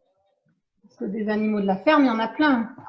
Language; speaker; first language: French; native; French